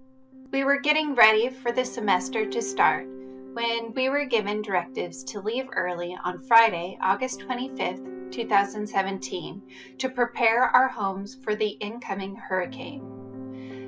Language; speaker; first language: English; native; English